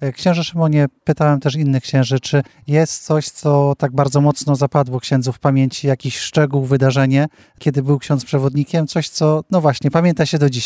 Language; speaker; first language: Polish; native; Polish